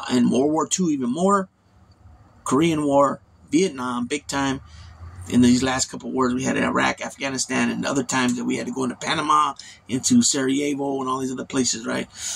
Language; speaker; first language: English; native; English